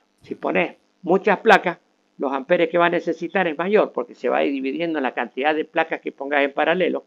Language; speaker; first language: Spanish; native; Spanish